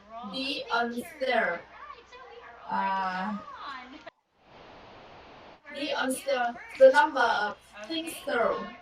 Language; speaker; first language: English; non-native, learner; Vietnamese